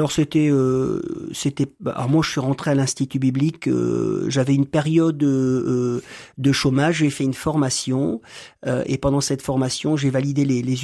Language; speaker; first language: French; native; French